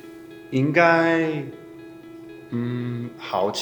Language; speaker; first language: Chinese; non-native, learner; English